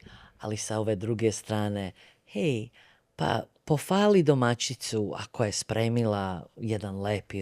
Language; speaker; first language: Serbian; early bilingual, other home language; Bosnian